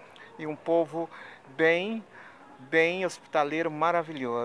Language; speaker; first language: Portuguese; non-native, fluent; Spanish